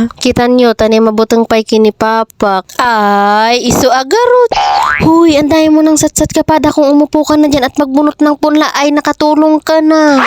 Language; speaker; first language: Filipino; non-native, local second language; Iloko